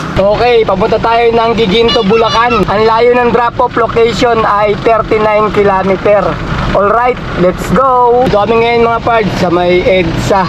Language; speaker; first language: Filipino; native; Filipino